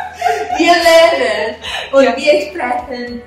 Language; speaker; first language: German; non-native, learner; Portuguese